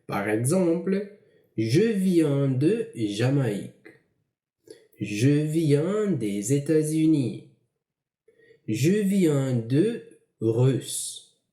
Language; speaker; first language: French; non-native, fluent; English